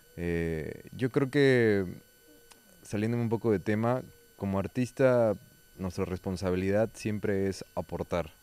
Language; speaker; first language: Spanish; native; Spanish